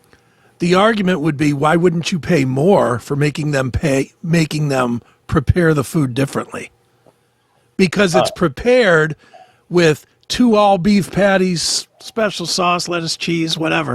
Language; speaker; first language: English; native; English